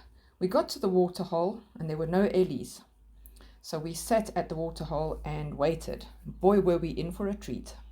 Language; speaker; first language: English; native; English